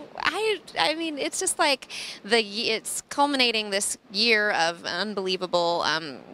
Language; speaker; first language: English; native; English